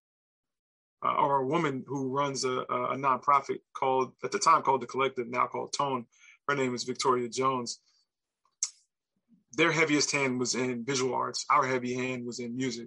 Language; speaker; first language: English; native; English